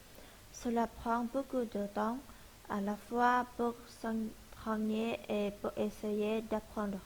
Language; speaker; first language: French; non-native, learner; Vietnamese